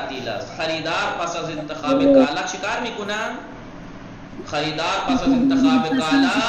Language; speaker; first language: Persian; non-native, fluent; Urdu